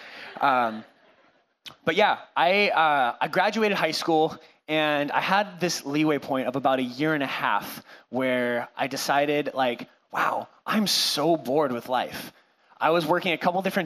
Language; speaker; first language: English; native; English